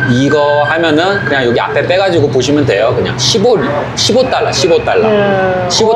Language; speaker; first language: Korean; native; Korean